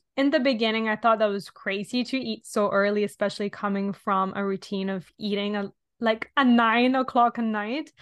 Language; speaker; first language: English; non-native, fluent; Italian